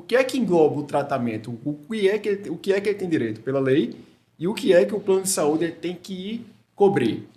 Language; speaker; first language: Portuguese; native; Portuguese